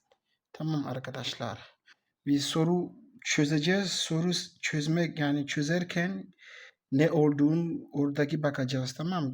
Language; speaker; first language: Turkish; non-native, learner; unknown